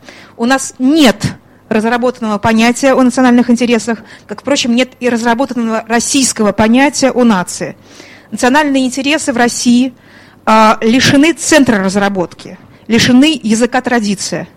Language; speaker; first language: Russian; native; Russian